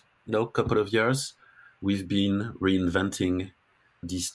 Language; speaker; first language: English; non-native, fluent; French